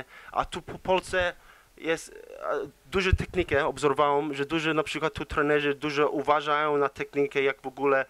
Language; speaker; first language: Polish; early bilingual, heritage; English